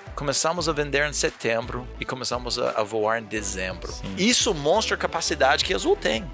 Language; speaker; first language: Portuguese; non-native, fluent; English